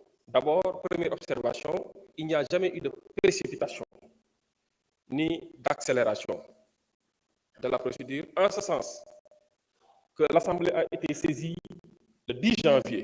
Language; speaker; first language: French; non-native, local second language; Wolof